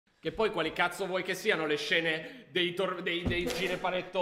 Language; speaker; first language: Italian; native; Italian